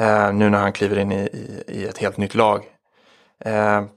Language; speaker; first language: Swedish; native; Swedish